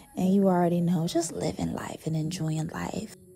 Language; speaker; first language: English; native; English